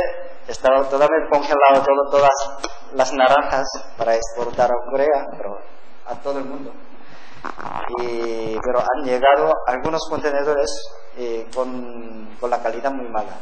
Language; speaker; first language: Spanish; non-native, learner; Korean